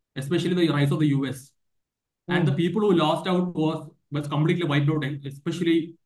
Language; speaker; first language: English; non-native, local second language; Malayalam